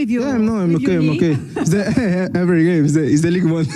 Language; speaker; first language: English; non-native, learner; Portuguese